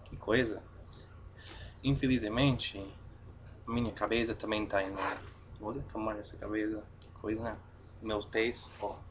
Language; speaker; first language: Portuguese; non-native, fluent; English